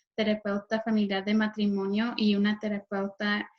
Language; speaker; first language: Spanish; early bilingual, heritage; Spanish